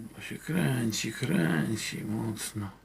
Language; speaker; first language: Polish; native; Polish